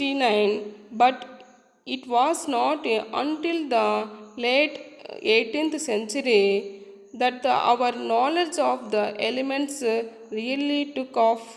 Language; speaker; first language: English; non-native, local second language; Telugu